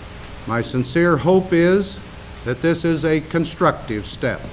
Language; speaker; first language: English; native; English